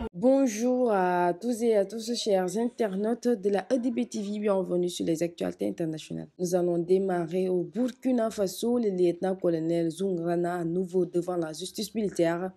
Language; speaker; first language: French; non-native, local second language; Wolof